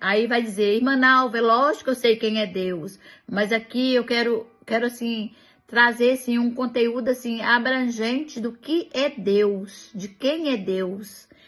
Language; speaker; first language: Portuguese; native; Portuguese